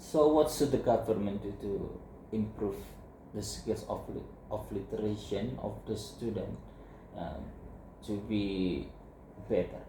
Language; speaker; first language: English; non-native, learner; Indonesian